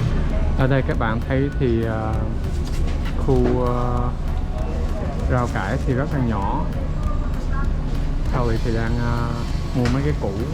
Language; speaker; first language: Vietnamese; early bilingual, heritage; Vietnamese